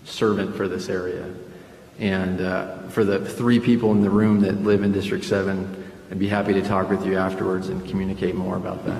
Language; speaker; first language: English; early bilingual, other home language; Spanish